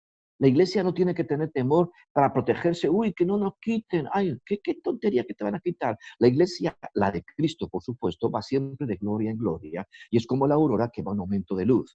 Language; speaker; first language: Spanish; native; Spanish